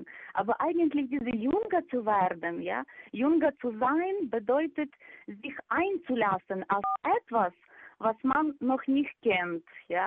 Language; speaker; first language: German; non-native, fluent; Ukrainian